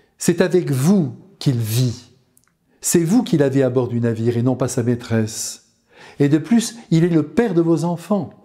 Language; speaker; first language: French; native; French